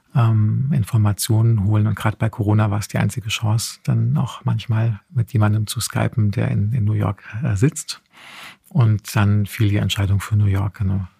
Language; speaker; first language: German; native; German